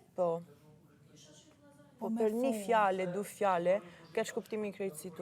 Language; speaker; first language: Albanian; early bilingual, heritage; Albanian